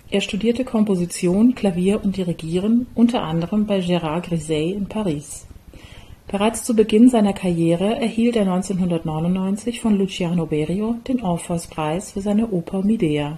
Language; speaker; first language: German; native; German